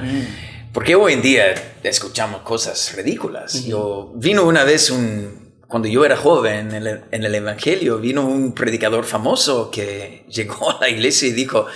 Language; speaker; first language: Spanish; non-native, fluent; English